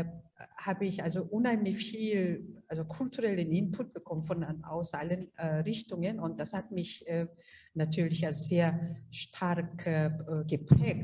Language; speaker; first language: German; non-native, fluent; Korean